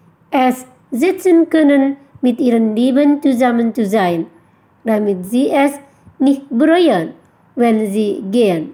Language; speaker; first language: German; non-native, fluent; Indonesian